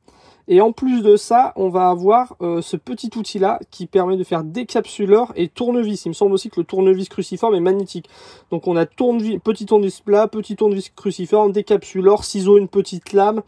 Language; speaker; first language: French; native; French